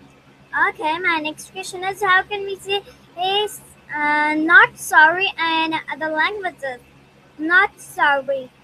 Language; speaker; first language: English; non-native, learner; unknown